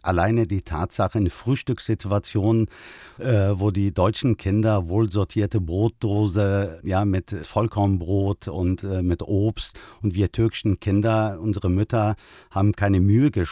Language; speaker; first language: German; early bilingual, other home language; Turkish